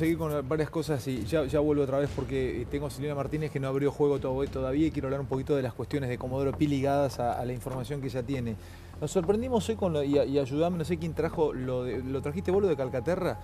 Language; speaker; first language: Spanish; native; Spanish